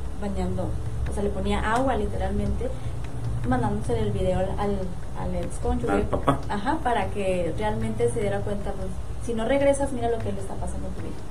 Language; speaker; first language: Spanish; native; Spanish